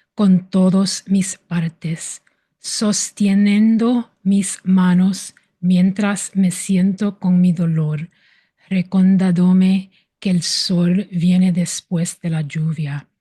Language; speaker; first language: Spanish; early bilingual, heritage; Spanish